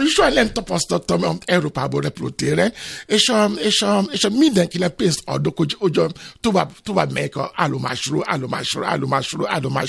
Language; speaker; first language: Hungarian; non-native, fluent; Yoruba